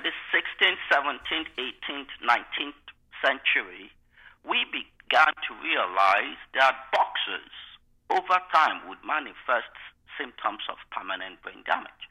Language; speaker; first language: English; non-native, local second language; Igbo